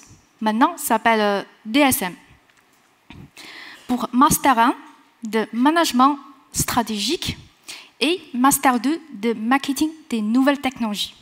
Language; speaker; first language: French; non-native, fluent; Chinese